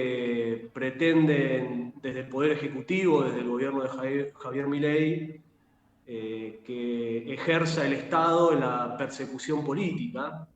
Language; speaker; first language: Spanish; native; Spanish